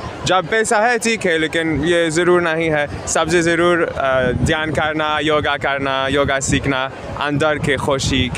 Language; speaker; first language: Hindi; non-native, learner; German